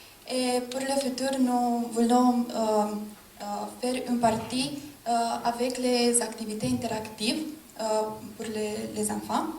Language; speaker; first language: French; non-native, learner; Romanian